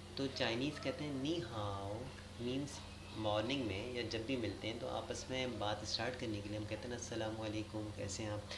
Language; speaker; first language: Urdu; native; Urdu